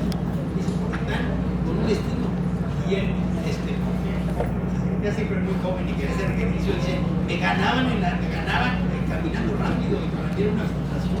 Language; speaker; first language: Spanish; native; Spanish